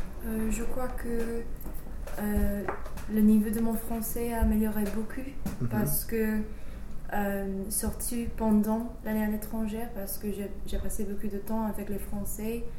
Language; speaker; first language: French; non-native, fluent; English